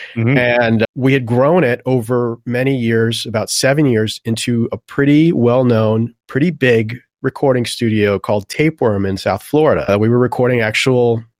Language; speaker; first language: English; native; English